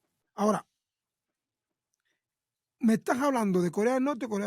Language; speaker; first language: Spanish; native; Spanish